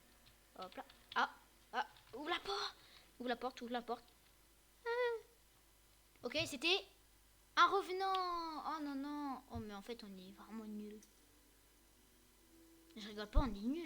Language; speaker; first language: French; native; French